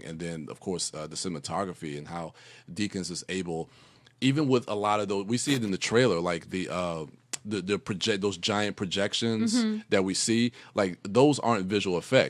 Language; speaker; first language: English; native; English